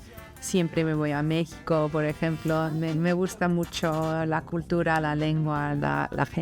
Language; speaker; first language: Spanish; non-native, fluent; English